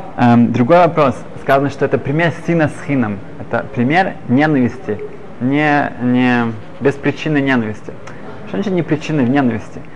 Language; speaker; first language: Russian; early bilingual, other home language; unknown